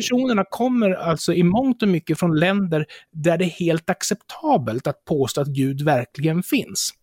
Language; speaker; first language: Swedish; native; Swedish